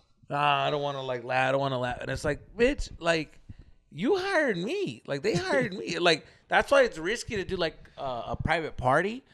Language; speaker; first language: English; early bilingual, other home language; Spanish